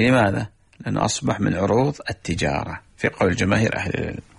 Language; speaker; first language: Arabic; native; Arabic